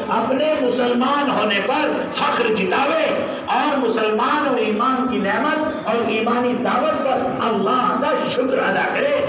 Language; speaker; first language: Urdu; native; Urdu